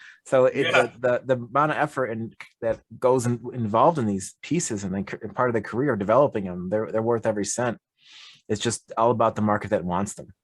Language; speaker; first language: English; native; English